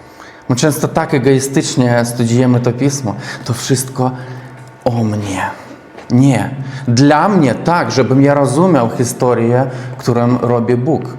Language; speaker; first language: Polish; non-native, learner; Russian